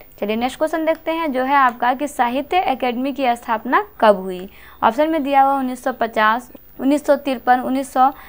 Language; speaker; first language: Hindi; native; Hindi